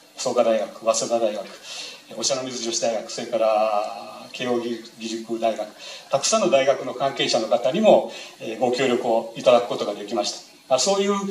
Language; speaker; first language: Japanese; native; Japanese